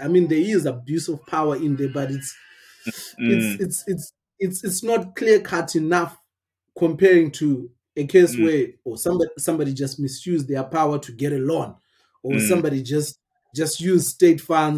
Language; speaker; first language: English; non-native, local second language; Shona